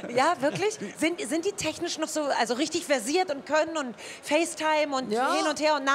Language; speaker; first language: German; native; German